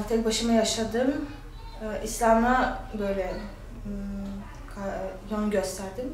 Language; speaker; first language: Turkish; non-native, fluent; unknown